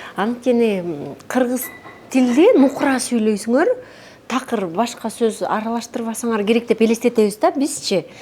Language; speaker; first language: Kyrgyz; native; Kyrgyz